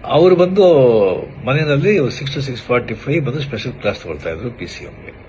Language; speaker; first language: Kannada; non-native, local second language; Marathi